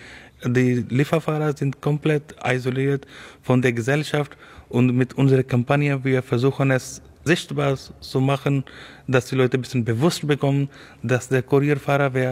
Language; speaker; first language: German; non-native, learner; Urdu